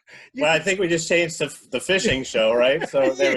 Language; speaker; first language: English; native; English